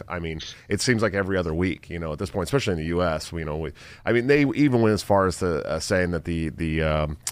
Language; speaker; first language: English; native; English